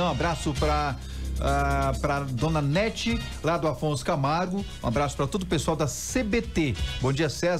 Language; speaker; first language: Portuguese; native; Portuguese